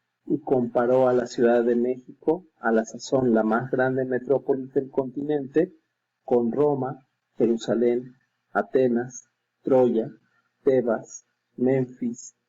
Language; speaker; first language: Spanish; native; Spanish